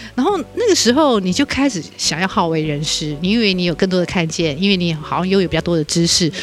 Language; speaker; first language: Chinese; native; Chinese